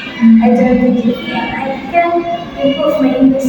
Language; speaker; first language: English; non-native, learner; Indonesian